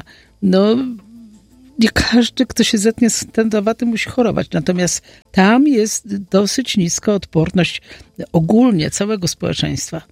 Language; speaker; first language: Polish; native; Polish